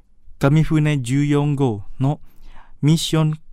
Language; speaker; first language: Japanese; non-native, fluent; Indonesian